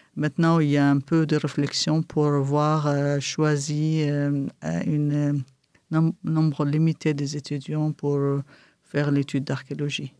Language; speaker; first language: French; non-native, fluent; Kurdish